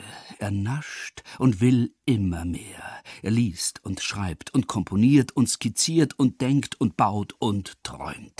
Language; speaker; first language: German; native; German